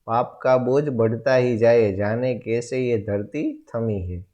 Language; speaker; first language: Hindi; non-native, local second language; Gujarati